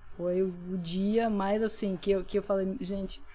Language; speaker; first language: Portuguese; non-native, fluent; Russian